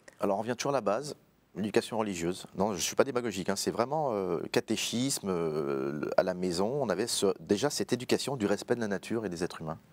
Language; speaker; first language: French; native; French